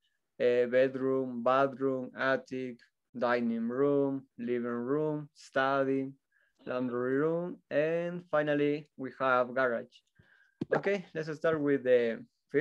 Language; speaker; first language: English; non-native, learner; Spanish